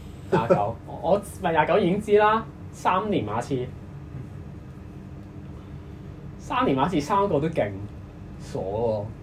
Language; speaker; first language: Cantonese; native; Cantonese